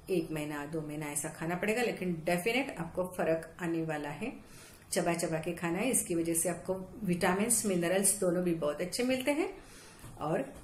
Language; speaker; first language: Hindi; non-native, local second language; Marathi